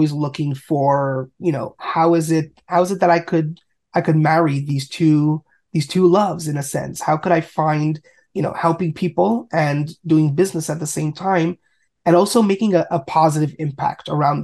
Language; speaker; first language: English; native; English